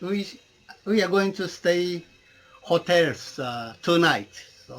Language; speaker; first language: English; non-native, learner; Japanese